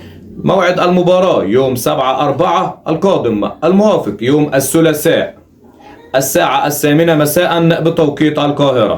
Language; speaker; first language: Arabic; native; Arabic